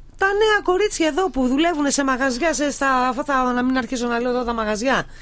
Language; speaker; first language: Greek; native; Greek